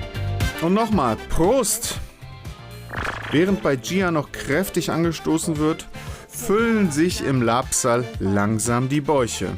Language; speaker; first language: German; native; German